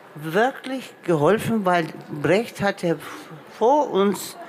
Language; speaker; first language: German; non-native, fluent; Turkish